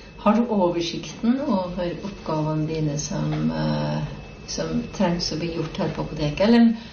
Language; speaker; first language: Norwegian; native; Norwegian